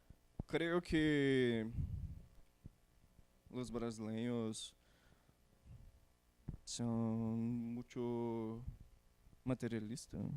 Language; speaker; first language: Spanish; non-native, learner; Portuguese